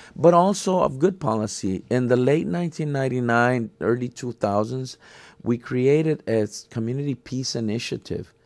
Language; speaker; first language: English; native; English